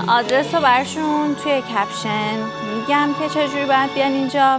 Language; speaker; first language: Persian; native; Persian